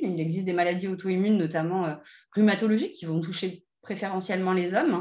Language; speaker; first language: French; native; French